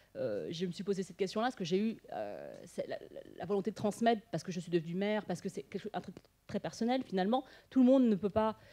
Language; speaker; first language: French; native; French